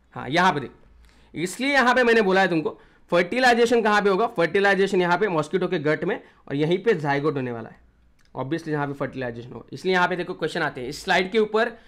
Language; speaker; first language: Hindi; non-native, local second language; Marathi